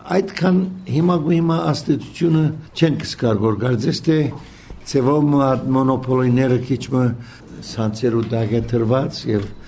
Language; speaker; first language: Armenian; early bilingual, heritage; Armenian